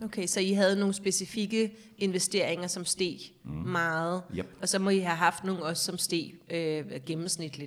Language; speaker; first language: Swedish; non-native, learner; Danish